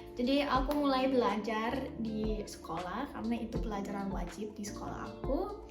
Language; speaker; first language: Indonesian; non-native, fluent; English